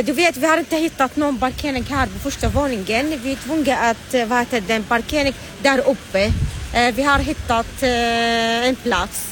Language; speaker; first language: Swedish; non-native, fluent; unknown